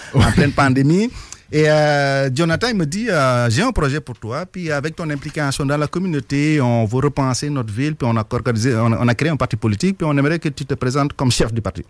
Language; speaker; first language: French; non-native, local second language; Wolof